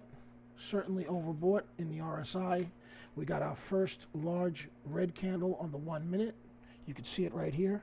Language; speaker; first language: English; native; English